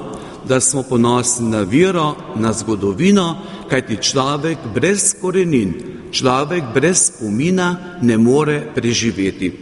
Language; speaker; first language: Slovenian; native; Slovenian